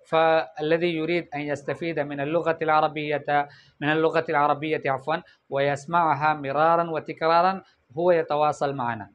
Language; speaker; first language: Arabic; non-native, fluent; Urdu